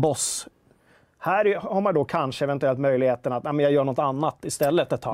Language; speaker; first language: Swedish; native; Swedish